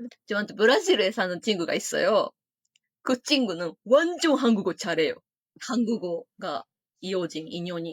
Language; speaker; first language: Korean; non-native, fluent; Japanese